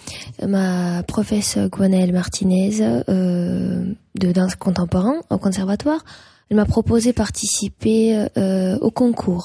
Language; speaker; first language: French; non-native, fluent; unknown